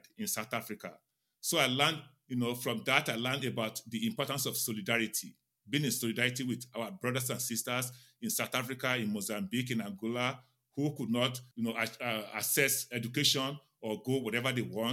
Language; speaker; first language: English; non-native, local second language; Yoruba